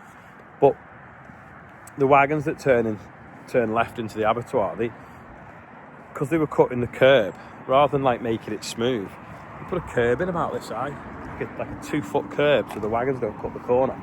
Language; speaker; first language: English; native; English